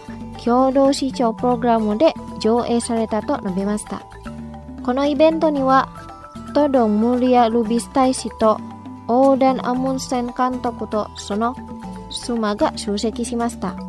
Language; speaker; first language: Japanese; non-native, fluent; Indonesian